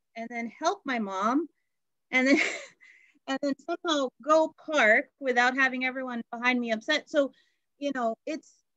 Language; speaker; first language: English; native; English